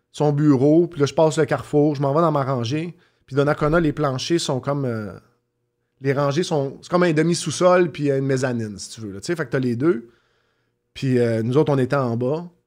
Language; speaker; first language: French; native; French